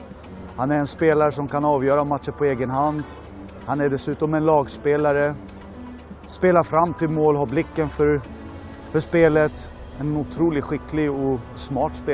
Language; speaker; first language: Swedish; native; Swedish